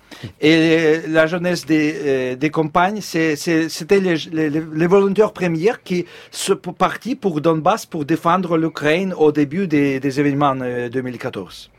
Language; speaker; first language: French; non-native, fluent; Russian